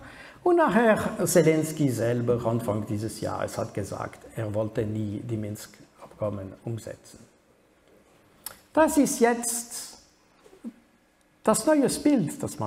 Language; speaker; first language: German; non-native, fluent; French